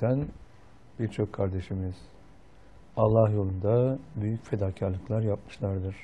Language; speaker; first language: Turkish; native; Turkish